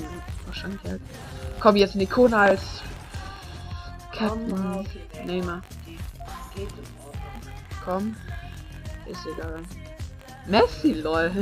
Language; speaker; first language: German; native; German